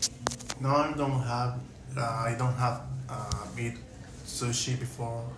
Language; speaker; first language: English; non-native, learner; Spanish